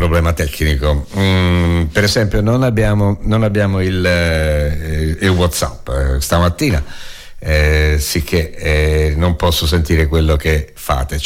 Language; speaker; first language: Italian; native; Italian